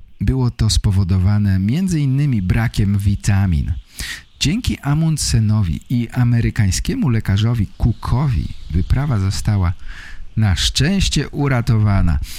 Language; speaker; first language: Polish; native; Polish